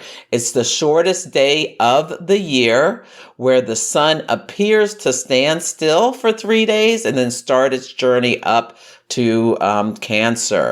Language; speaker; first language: English; native; English